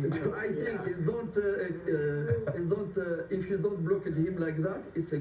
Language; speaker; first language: English; non-native, learner; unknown